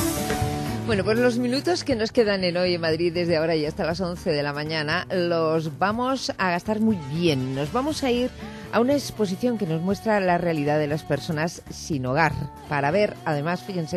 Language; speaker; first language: Spanish; native; Spanish